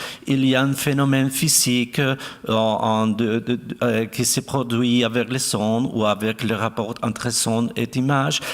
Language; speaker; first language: French; non-native, fluent; Spanish